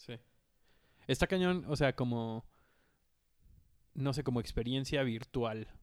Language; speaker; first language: Spanish; native; Spanish